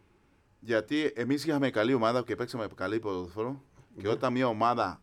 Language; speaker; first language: Greek; non-native, fluent; Spanish